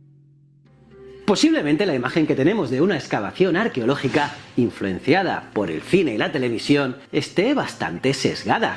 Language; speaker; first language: Spanish; native; Spanish